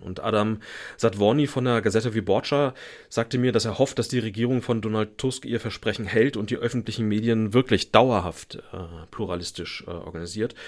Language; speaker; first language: German; native; German